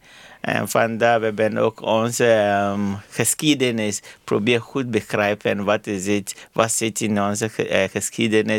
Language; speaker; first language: Dutch; non-native, learner; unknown